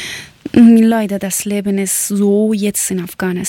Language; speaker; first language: German; non-native, learner; Persian